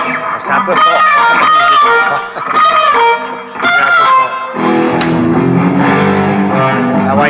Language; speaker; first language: French; native; French